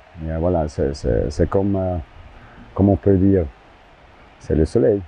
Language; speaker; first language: French; non-native, local second language; German